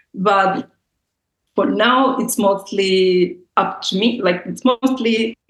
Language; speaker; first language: English; non-native, fluent; Russian